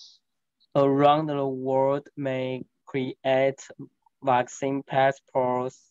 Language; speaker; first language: English; non-native, learner; Chinese